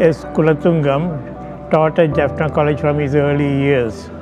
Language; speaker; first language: English; non-native, local second language; Tamil